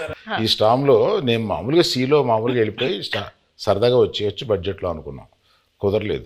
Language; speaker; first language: Telugu; native; Telugu